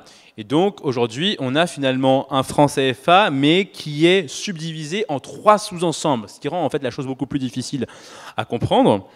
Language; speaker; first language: French; native; French